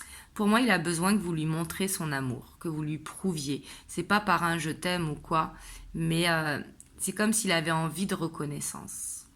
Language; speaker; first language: French; native; French